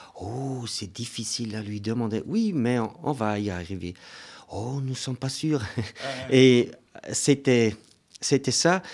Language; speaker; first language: French; non-native, local second language; German